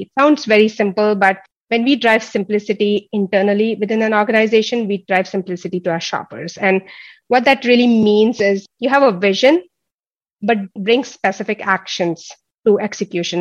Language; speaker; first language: English; non-native, local second language; Hindi